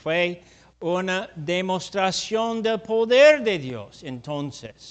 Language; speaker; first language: Spanish; non-native, fluent; English